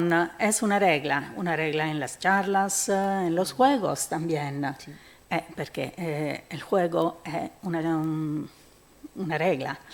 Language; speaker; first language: Spanish; non-native, fluent; Italian